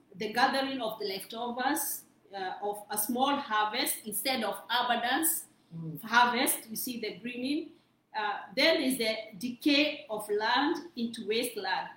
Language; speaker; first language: English; non-native, local second language; Kikuyu